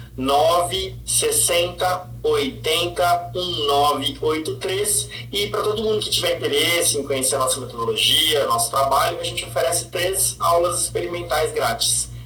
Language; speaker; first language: Portuguese; native; Portuguese